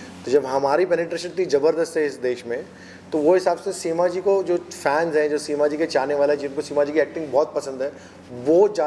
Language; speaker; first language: Hindi; native; Hindi